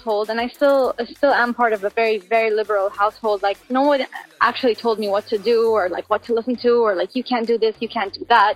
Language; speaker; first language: English; non-native, fluent; Arabic